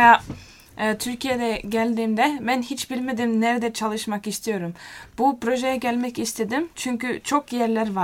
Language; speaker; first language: Turkish; non-native, learner; Finnish